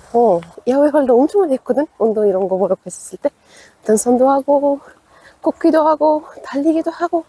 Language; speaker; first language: Korean; non-native, fluent; Arabic